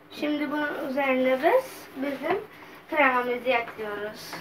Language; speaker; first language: Turkish; non-native, learner; Urdu